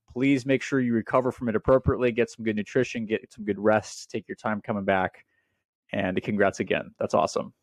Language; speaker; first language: English; native; English